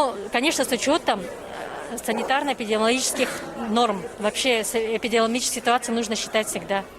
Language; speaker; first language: Russian; native; Russian